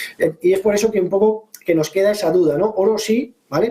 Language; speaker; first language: Spanish; native; Spanish